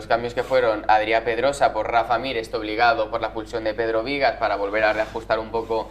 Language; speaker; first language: Spanish; native; Spanish